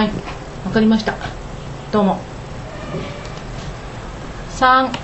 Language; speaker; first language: Japanese; non-native, learner; Chinese